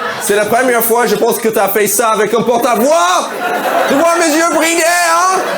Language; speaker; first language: French; non-native, fluent; English